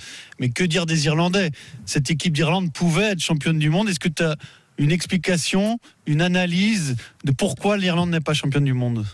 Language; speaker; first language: French; native; French